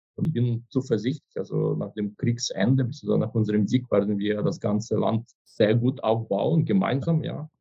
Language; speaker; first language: German; non-native, fluent; Ukrainian